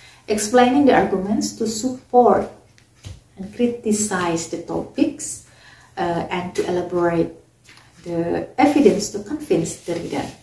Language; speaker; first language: English; non-native, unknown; Indonesian